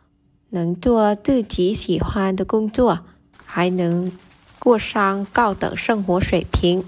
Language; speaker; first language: Chinese; non-native, learner; Vietnamese